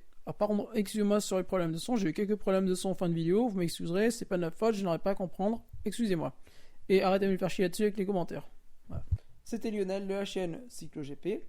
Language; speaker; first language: French; native; French